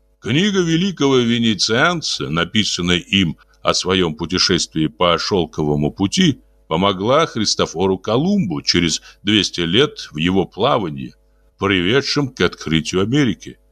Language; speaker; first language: Russian; native; Russian